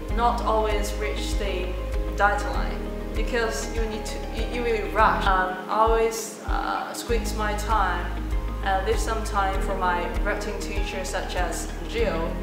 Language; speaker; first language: English; non-native, fluent; Chinese